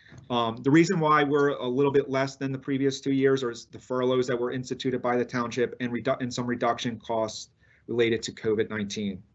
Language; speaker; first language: English; native; English